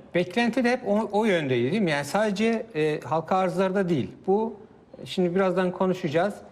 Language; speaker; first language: Turkish; native; Turkish